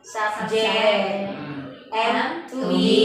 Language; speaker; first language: English; non-native, learner; Indonesian